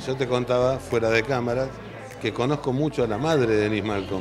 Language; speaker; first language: Spanish; native; Spanish